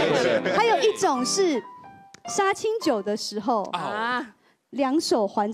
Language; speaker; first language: Chinese; native; Chinese